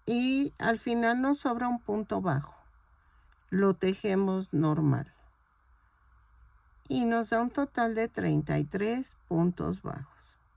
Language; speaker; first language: Spanish; native; Spanish